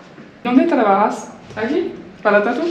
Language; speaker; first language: Spanish; non-native, learner; French